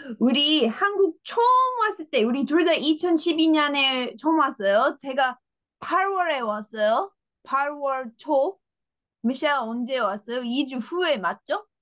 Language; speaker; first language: Korean; non-native, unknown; English